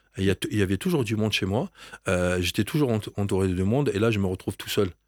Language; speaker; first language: French; non-native, local second language; Arabic